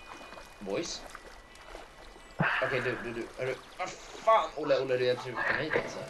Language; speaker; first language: Swedish; native; Swedish